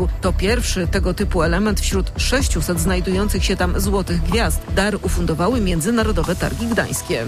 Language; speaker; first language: Polish; native; Polish